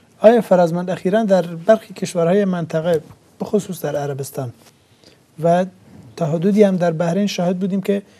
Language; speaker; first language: Persian; non-native, local second language; Central Kurdish